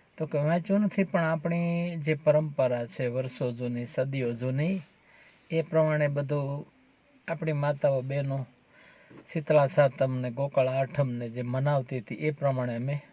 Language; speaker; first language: Gujarati; native; Gujarati